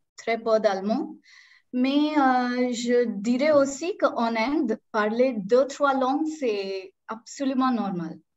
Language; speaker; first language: French; non-native, local second language; Marathi